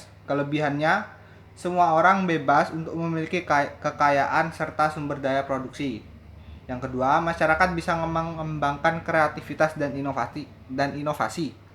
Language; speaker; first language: Indonesian; native; Indonesian